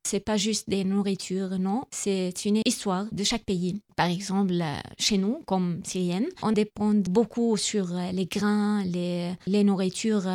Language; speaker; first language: French; non-native, local second language; Arabic